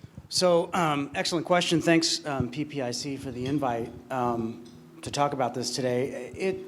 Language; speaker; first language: English; native; English